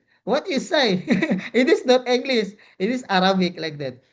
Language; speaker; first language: English; non-native, learner; Indonesian